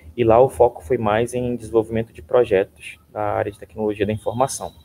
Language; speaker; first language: Portuguese; native; Portuguese